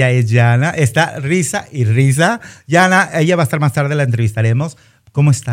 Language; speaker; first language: Spanish; native; Spanish